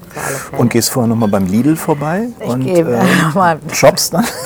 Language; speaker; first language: German; native; German